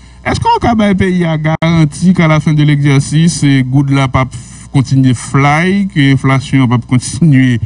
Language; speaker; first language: French; non-native, local second language; Haitian Creole